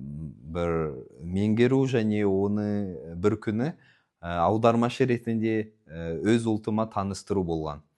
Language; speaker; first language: Kazakh; non-native, learner; Punjabi